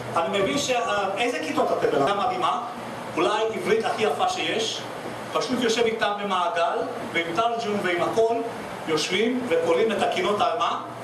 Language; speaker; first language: Hebrew; non-native, fluent; Russian